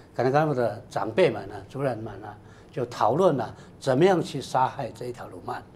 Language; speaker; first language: Chinese; native; Chinese